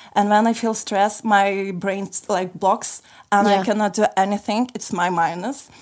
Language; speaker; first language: English; non-native, fluent; Lithuanian